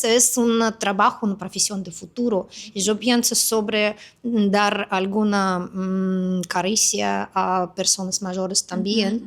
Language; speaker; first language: Spanish; non-native, fluent; Russian